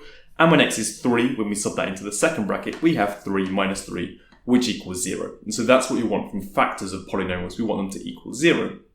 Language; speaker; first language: English; native; English